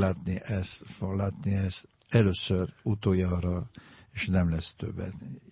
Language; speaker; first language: Hungarian; non-native, learner; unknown